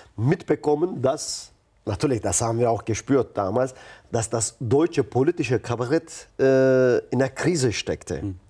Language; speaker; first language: German; non-native, fluent; Turkish